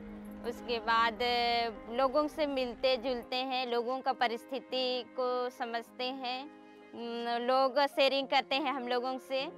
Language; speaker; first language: Hindi; non-native, local second language; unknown